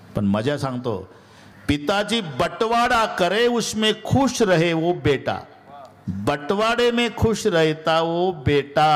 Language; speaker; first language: Hindi; non-native, local second language; Marathi